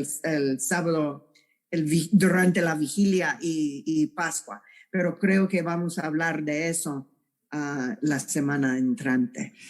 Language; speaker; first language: Spanish; non-native, fluent; English